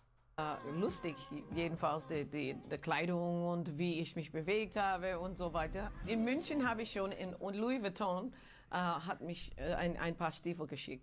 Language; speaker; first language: German; non-native, learner; English